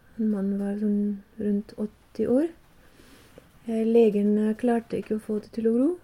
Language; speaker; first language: Norwegian; non-native, fluent; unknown